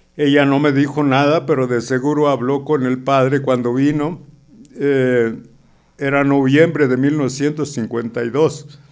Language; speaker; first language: Spanish; native; Spanish